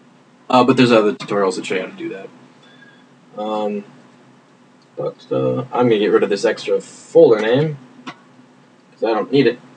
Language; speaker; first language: English; native; English